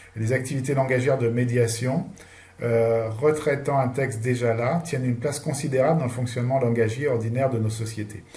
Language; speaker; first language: French; native; French